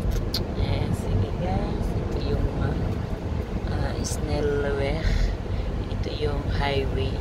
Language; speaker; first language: Dutch; non-native, local second language; Filipino